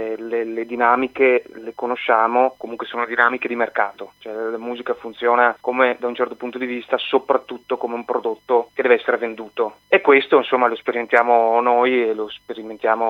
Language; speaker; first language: Italian; native; Italian